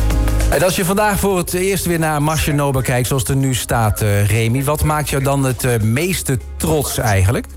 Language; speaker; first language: Dutch; native; Dutch